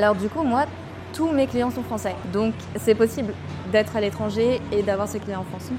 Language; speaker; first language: French; native; French